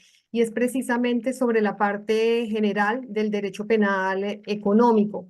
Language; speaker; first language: Spanish; native; Spanish